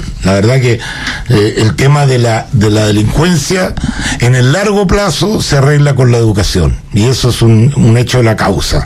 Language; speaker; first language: Spanish; native; Spanish